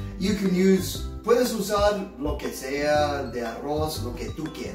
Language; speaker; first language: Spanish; early bilingual, heritage; Spanish